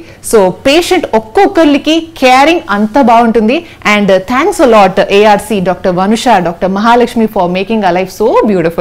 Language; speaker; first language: Telugu; native; Telugu